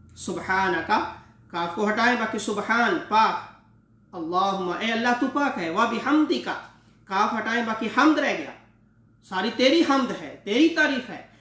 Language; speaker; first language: Urdu; non-native, local second language; Punjabi